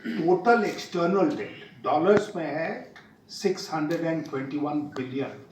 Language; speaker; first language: Hindi; native; Hindi